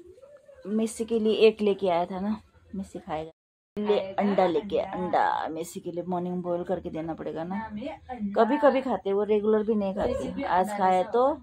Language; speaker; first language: Hindi; non-native, local second language; Nepali